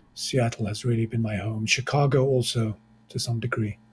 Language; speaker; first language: English; native; English